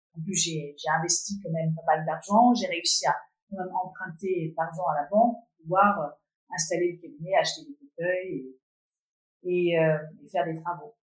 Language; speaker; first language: French; non-native, fluent; Danish